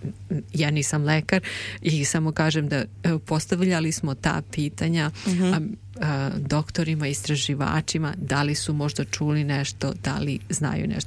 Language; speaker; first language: Serbian; native; Serbian